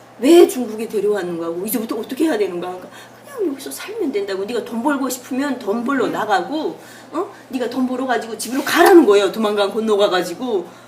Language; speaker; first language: Korean; native; Korean